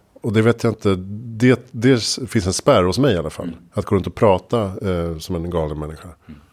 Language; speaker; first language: Swedish; native; Swedish